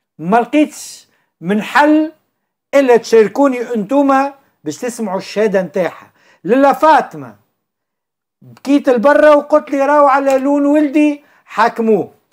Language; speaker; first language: Arabic; native; Arabic